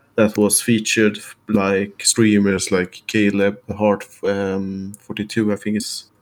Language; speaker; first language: English; non-native, fluent; Swedish